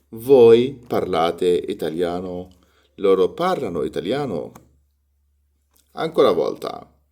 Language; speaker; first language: Italian; non-native, fluent; Arabic